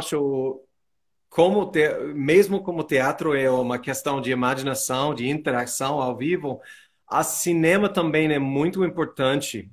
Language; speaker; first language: Portuguese; non-native, fluent; English